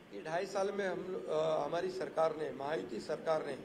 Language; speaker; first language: Hindi; non-native, local second language; Marathi